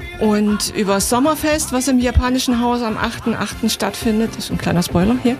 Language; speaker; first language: German; native; German